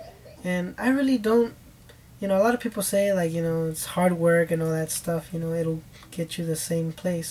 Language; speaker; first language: English; early bilingual, other home language; Spanish